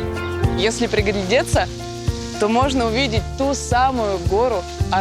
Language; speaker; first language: Russian; native; Russian